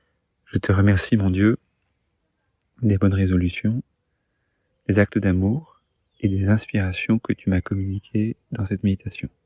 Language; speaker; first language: French; native; French